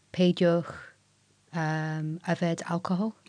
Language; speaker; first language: Welsh; non-native, local second language; English